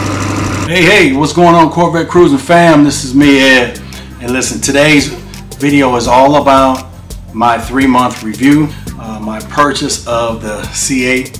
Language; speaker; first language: English; native; English